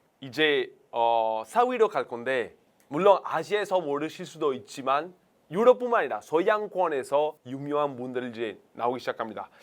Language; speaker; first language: Korean; non-native, fluent; Italian